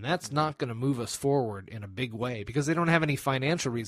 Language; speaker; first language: English; native; English